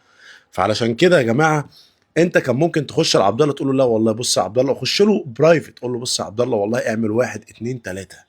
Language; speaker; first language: Arabic; native; Arabic